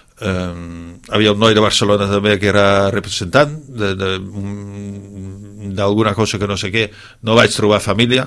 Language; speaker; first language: Catalan; non-native, fluent; Dutch